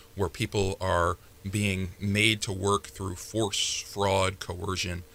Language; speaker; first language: English; native; English